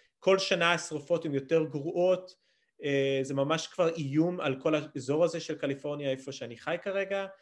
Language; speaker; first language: Hebrew; early bilingual, other home language; English